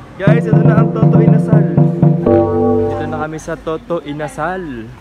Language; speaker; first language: Filipino; non-native, local second language; Cebuano